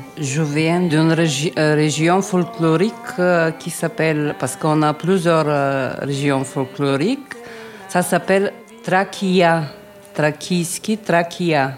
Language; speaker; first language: French; non-native, learner; Bulgarian